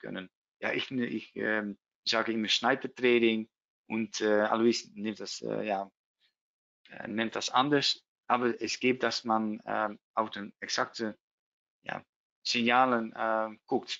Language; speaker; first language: German; non-native, learner; Dutch